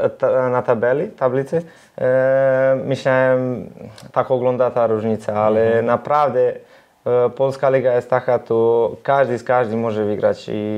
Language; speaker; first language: Polish; non-native, learner; Serbian